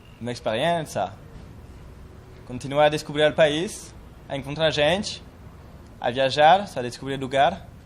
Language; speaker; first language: Portuguese; non-native, learner; French